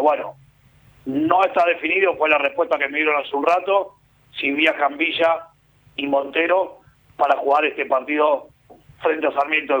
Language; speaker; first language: Spanish; native; Spanish